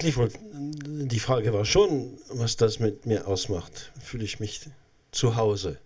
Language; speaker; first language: German; non-native, local second language; French